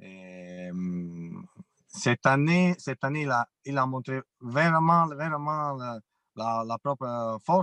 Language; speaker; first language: French; non-native, fluent; Italian